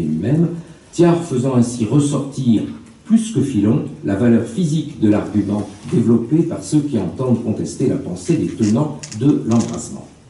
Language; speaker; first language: French; native; French